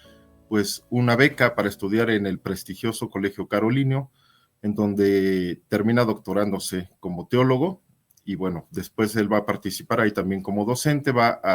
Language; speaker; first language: Spanish; native; Spanish